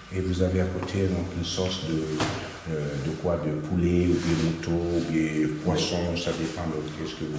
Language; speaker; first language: French; non-native, fluent; Arabic